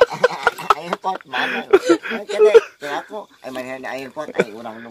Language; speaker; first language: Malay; non-native, local second language; Sundanese